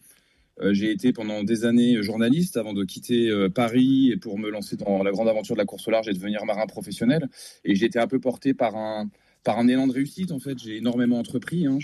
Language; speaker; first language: French; native; French